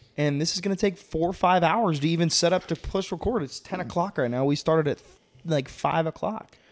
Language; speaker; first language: English; native; English